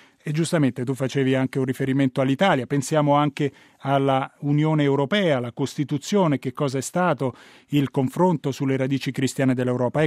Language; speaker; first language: Italian; native; Italian